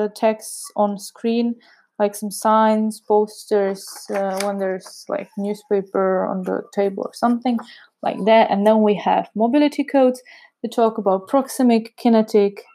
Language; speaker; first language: English; non-native, fluent; Czech